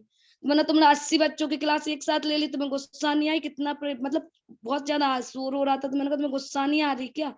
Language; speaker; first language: Hindi; native; Hindi